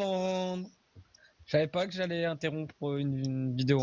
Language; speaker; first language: French; native; French